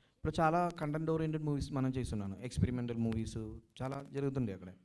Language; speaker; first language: Telugu; non-native, learner; Malayalam